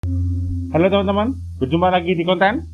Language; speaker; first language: Indonesian; native; Indonesian